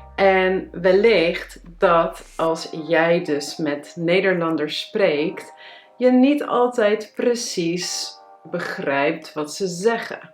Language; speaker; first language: Dutch; native; Dutch